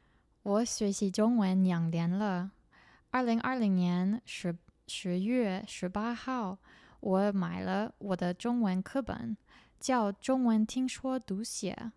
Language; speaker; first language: Chinese; non-native, learner; English